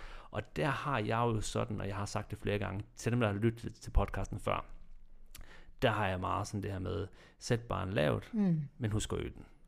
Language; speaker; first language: Danish; native; Danish